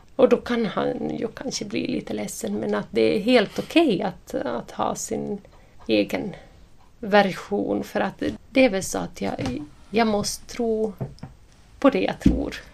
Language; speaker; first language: Swedish; native; Swedish